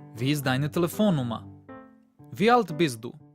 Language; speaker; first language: German; non-native, fluent; Serbian